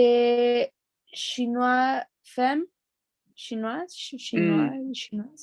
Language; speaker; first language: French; non-native, learner; Spanish